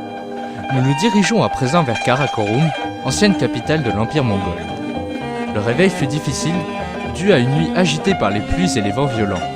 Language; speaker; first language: French; native; French